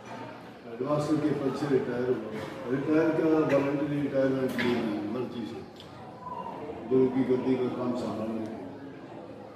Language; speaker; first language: Hindi; native; Hindi